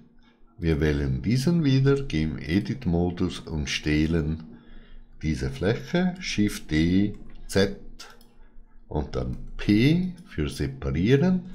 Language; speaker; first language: German; non-native, fluent; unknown